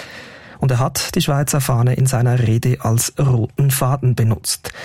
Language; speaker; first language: German; native; German